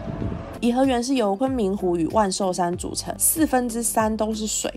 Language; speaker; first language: Chinese; native; Chinese